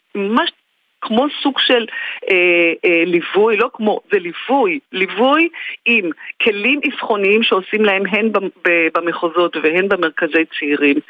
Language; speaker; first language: Hebrew; native; Hebrew